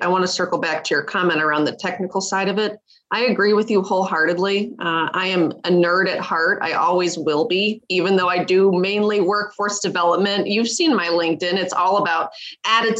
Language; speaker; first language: English; native; English